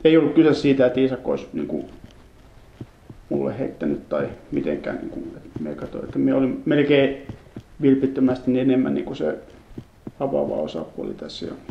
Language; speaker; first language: Finnish; native; Finnish